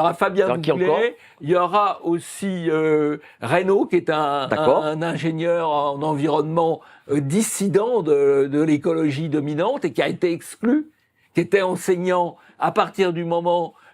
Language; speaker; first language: French; native; French